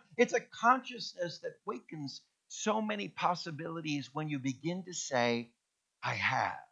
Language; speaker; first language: English; native; English